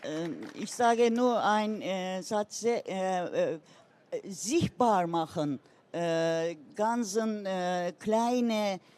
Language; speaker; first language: German; non-native, learner; Turkish